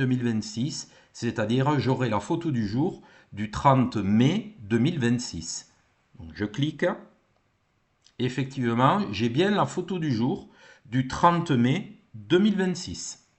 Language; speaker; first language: French; native; French